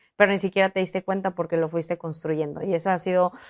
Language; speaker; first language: Spanish; native; Spanish